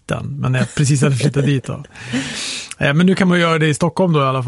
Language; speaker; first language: Swedish; native; Swedish